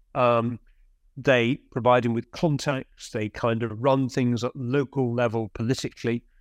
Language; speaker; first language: English; native; English